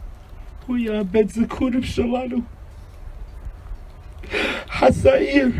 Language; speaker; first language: Hebrew; non-native, fluent; English